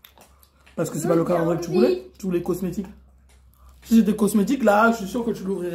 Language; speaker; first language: French; native; French